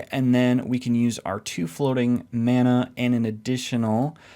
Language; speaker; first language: English; native; English